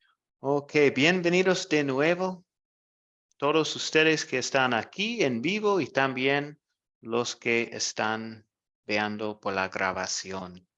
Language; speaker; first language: Spanish; non-native, fluent; English